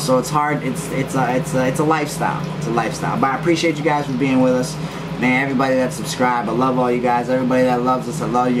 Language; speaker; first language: English; native; English